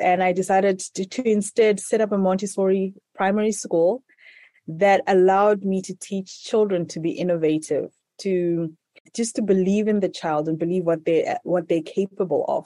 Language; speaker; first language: English; non-native, local second language; Shona